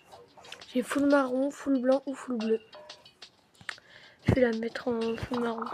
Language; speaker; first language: French; native; French